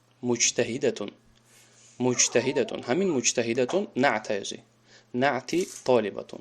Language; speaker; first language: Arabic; non-native, fluent; Tajik